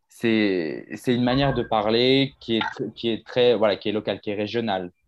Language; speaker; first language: French; native; French